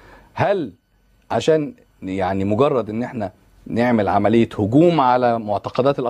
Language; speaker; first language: Arabic; native; Arabic